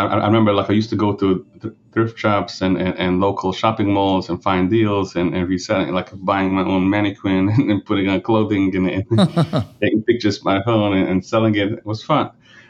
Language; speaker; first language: English; early bilingual, other home language; Yiddish